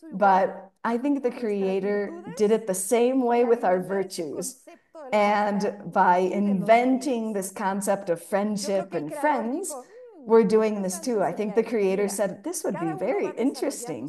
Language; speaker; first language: English; non-native, fluent; Spanish